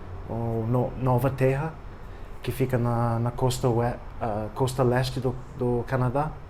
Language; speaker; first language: Portuguese; non-native, fluent; English